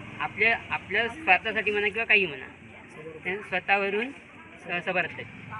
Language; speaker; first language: Marathi; native; Marathi